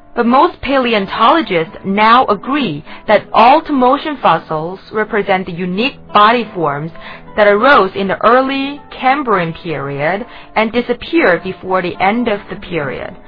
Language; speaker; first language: English; non-native, fluent; Chinese